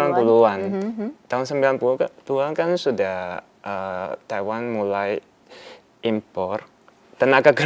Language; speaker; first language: Indonesian; non-native, fluent; Chinese